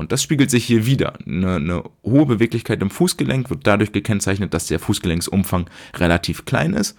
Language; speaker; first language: German; native; German